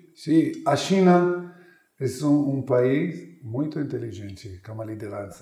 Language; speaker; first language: Portuguese; non-native, learner; Hebrew